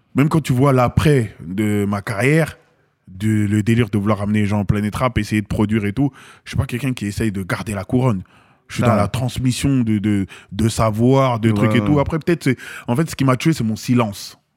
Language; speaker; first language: French; native; French